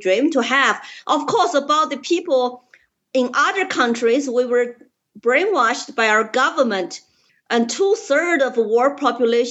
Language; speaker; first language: English; non-native, fluent; Chinese